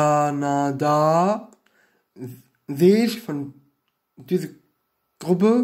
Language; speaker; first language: German; non-native, learner; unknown